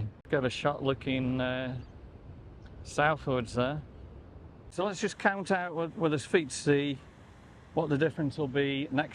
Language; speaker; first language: English; native; English